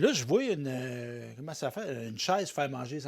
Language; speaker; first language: French; native; French